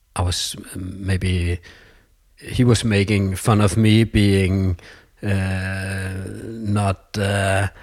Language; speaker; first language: English; non-native, fluent; Danish